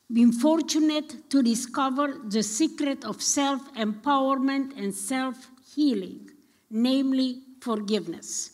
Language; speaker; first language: English; non-native, fluent; Romanian